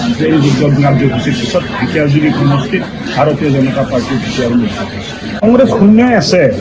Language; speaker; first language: Assamese; native; Assamese